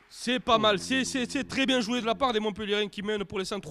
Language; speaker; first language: French; native; French